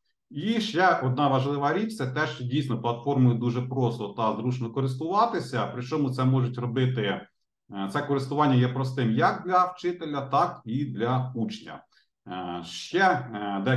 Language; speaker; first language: Ukrainian; native; Ukrainian